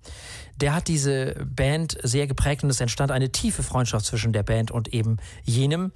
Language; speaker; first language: German; native; German